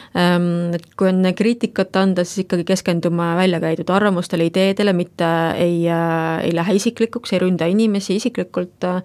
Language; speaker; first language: Estonian; native; Estonian